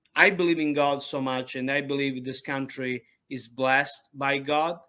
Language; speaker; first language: English; non-native, learner; Italian